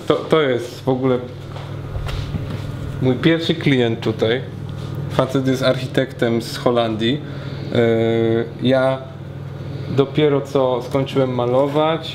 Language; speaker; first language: Polish; native; Polish